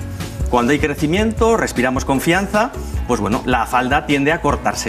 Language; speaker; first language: Spanish; native; Spanish